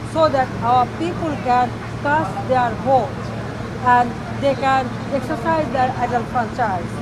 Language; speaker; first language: English; non-native, local second language; Bangla